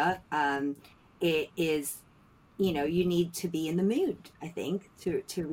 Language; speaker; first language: English; non-native, local second language; Filipino